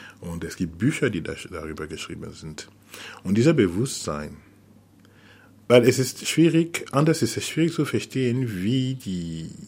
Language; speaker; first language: German; non-native, fluent; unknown